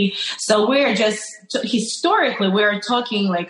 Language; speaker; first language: English; non-native, fluent; Ukrainian